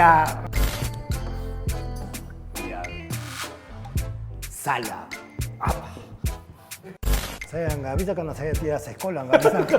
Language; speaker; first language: Indonesian; non-native, fluent; Spanish